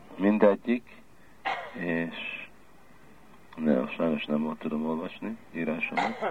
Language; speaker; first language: Hungarian; early bilingual, heritage; Hungarian